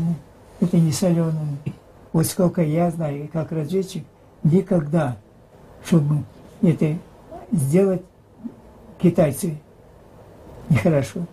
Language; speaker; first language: Russian; native; Russian